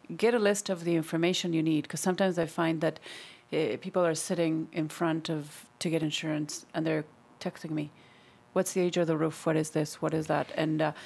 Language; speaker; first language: English; non-native, fluent; Spanish